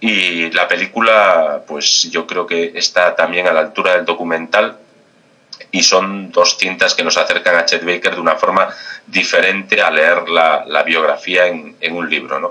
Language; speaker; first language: Spanish; native; Spanish